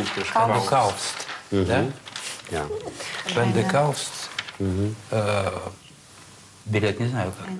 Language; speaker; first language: German; non-native, learner; Russian